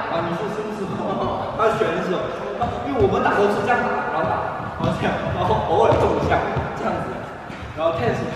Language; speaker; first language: Chinese; native; Chinese